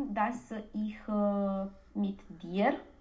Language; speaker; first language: German; non-native, learner; Romanian